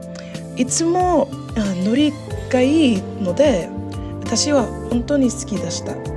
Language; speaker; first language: Japanese; non-native, learner; English